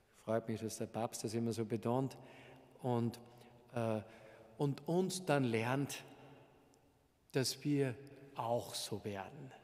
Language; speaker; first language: German; native; German